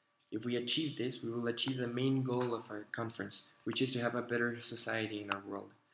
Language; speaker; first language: English; non-native, fluent; Spanish